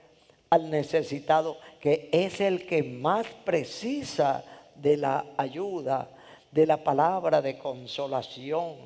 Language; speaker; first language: Spanish; native; Spanish